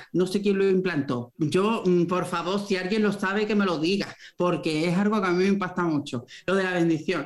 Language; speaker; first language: Spanish; native; Spanish